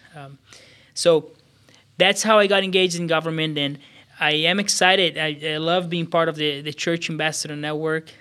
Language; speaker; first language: English; non-native, fluent; Portuguese